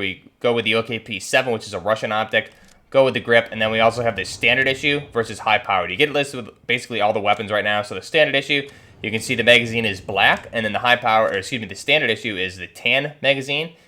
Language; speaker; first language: English; native; English